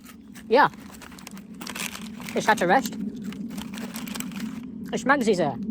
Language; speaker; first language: German; non-native, learner; English